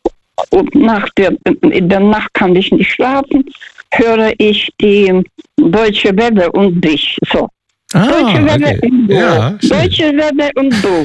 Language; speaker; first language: German; non-native, fluent; Russian